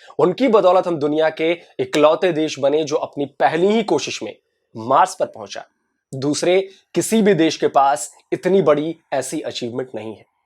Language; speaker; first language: Hindi; native; Hindi